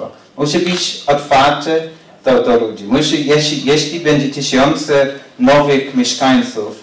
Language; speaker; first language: Polish; non-native, fluent; English